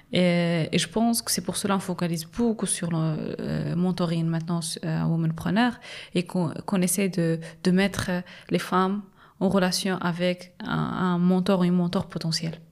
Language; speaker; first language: French; non-native, local second language; Arabic